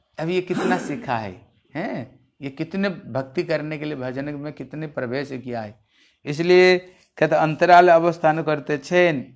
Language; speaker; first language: Hindi; non-native, local second language; Bangla